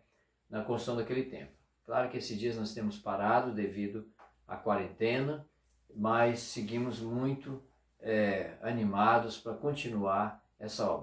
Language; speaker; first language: Portuguese; native; Portuguese